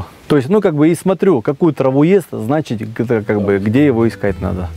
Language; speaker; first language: Russian; native; Russian